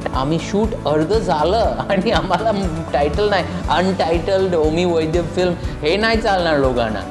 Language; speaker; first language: Marathi; early bilingual, heritage; Marathi